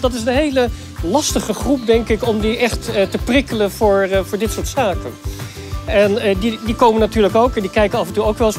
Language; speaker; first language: Dutch; native; Dutch